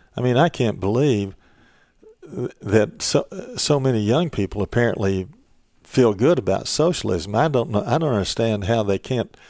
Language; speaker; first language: English; native; English